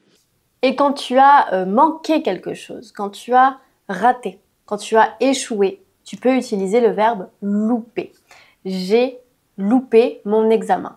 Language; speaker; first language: French; native; French